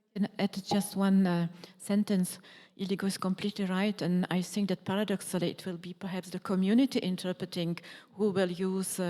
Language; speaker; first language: English; non-native, fluent; Czech